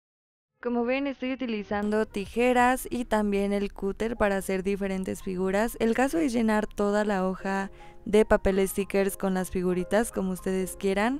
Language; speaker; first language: Spanish; native; Spanish